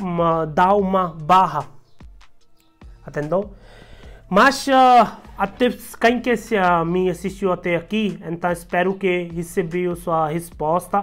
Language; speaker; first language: Portuguese; non-native, learner; Hindi